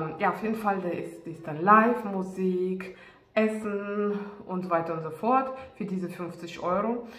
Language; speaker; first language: German; non-native, fluent; Russian